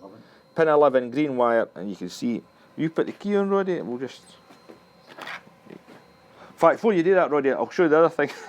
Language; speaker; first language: English; native; English